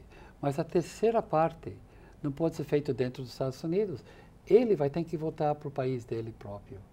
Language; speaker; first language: Portuguese; non-native, fluent; English